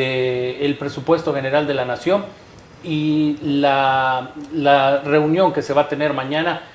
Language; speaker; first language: Spanish; native; Spanish